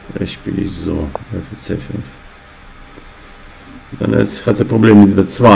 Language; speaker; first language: German; non-native, fluent; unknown